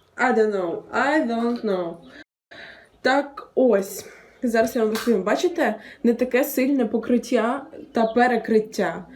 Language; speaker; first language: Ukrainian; non-native, local second language; Russian